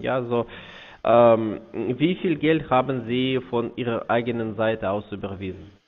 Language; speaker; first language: German; non-native, fluent; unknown